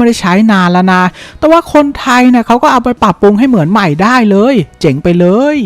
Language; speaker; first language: Thai; native; Thai